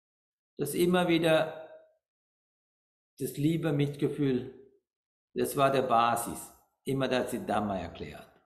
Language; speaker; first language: German; non-native, learner; Sinhala